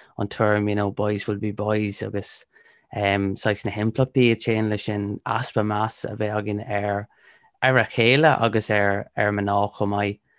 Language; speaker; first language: Irish; non-native, local second language; English